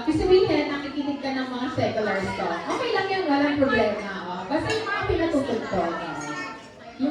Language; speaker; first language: Filipino; native; Filipino